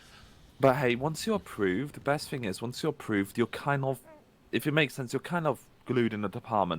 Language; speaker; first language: English; native; English